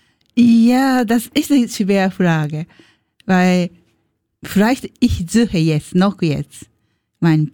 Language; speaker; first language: German; non-native, learner; Japanese